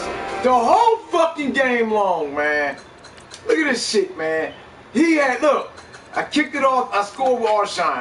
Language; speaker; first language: English; native; English